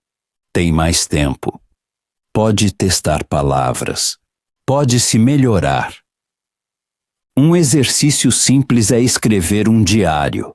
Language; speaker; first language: Portuguese; non-native, fluent; Polish